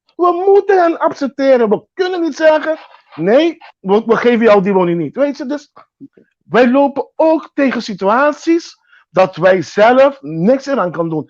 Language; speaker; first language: Dutch; non-native, local second language; Papiamento